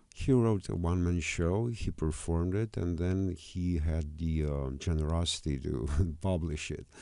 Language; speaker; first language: English; non-native, fluent; Romanian